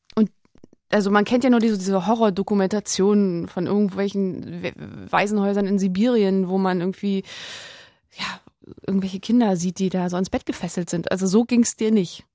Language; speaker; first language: German; native; German